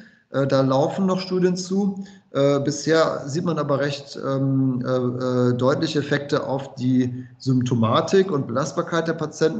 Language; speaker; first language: German; native; German